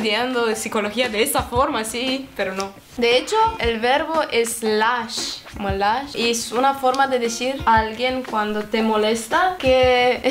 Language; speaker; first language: Spanish; non-native, fluent; Romanian